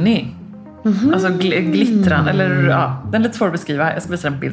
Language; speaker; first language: Swedish; native; Swedish